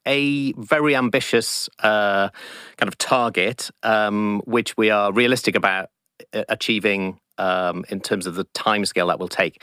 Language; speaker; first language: English; native; English